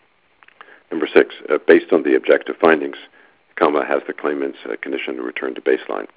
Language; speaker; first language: English; native; English